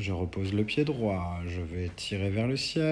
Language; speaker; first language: French; native; French